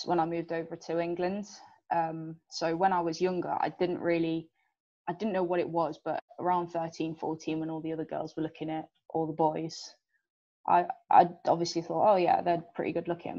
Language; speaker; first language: English; native; English